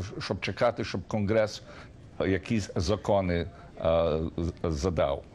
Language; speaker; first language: Ukrainian; early bilingual, heritage; Ukrainian